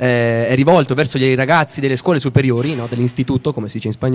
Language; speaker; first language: Italian; native; Italian